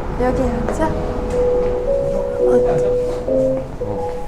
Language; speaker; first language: Korean; non-native, learner; Vietnamese